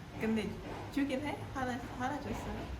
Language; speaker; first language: Korean; non-native, learner; Indonesian